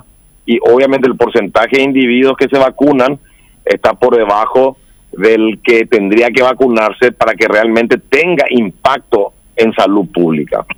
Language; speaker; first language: Spanish; native; Spanish